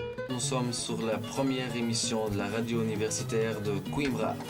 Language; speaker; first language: French; non-native, fluent; Portuguese